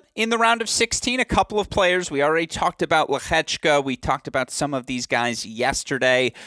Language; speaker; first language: English; native; English